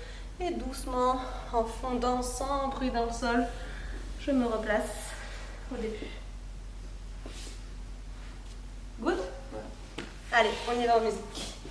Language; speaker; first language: French; native; French